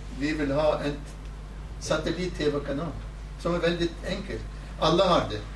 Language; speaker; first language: Swedish; non-native, fluent; Southern Kurdish